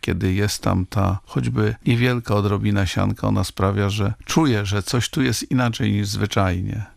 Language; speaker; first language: Polish; native; Polish